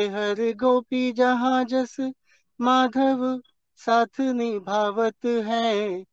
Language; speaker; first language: Hindi; native; Hindi